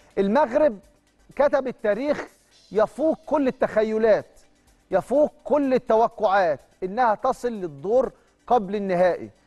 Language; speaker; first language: Arabic; native; Arabic